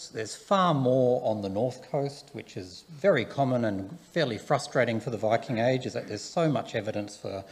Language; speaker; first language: English; native; English